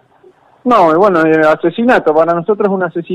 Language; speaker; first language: Spanish; native; Spanish